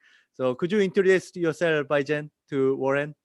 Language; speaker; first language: English; non-native, learner; Korean